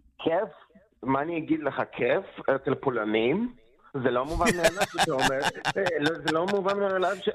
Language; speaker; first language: Hebrew; non-native, fluent; Polish